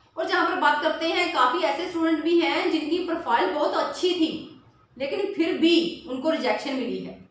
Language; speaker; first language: Hindi; non-native, local second language; Punjabi